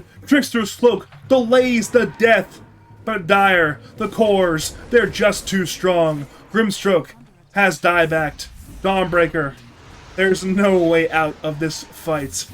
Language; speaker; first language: English; native; English